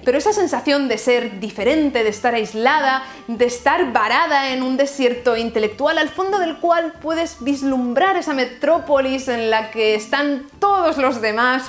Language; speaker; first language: Spanish; native; Spanish